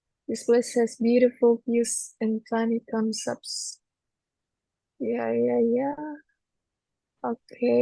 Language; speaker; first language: English; non-native, fluent; Indonesian